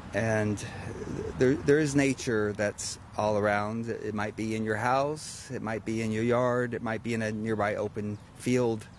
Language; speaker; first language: English; native; English